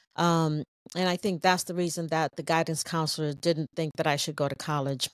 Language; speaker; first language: English; native; English